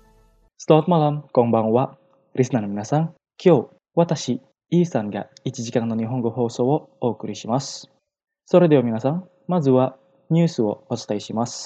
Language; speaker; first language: Japanese; non-native, fluent; Indonesian